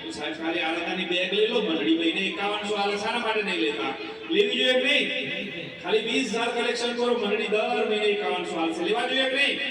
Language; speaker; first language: Gujarati; native; Gujarati